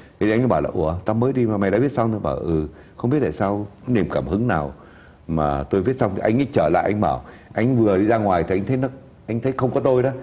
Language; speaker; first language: Vietnamese; native; Vietnamese